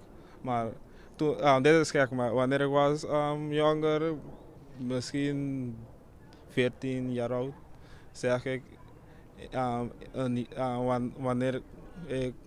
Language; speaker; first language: Dutch; non-native, local second language; Papiamento